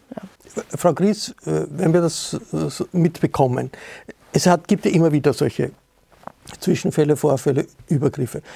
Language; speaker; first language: German; native; German